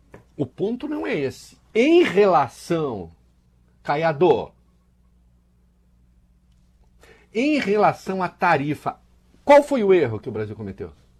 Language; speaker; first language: Portuguese; native; Portuguese